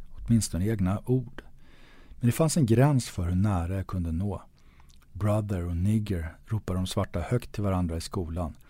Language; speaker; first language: Swedish; native; Swedish